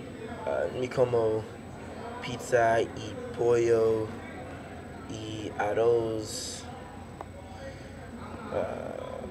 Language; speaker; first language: Spanish; non-native, learner; English